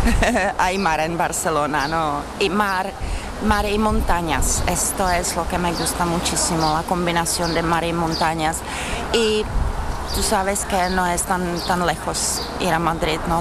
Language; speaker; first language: Spanish; non-native, learner; Czech